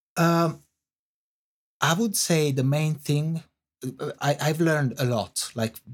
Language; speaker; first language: English; non-native, fluent; Italian